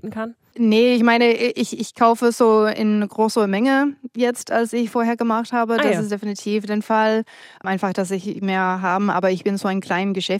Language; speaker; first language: German; non-native, fluent; English